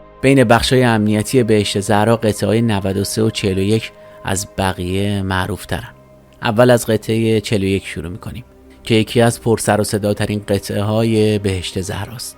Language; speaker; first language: Persian; native; Persian